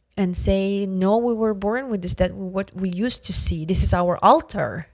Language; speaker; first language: English; non-native, fluent; Yakut